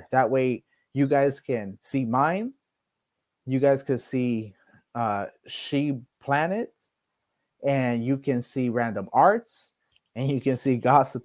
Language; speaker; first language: English; native; English